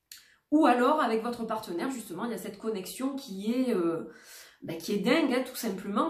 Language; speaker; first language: French; native; French